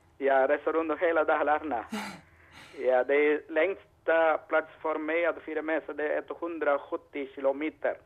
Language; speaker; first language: Swedish; non-native, learner; Malayalam